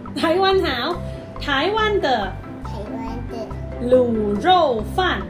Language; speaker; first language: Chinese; non-native, fluent; Thai